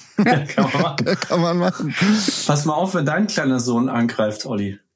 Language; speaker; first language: German; native; German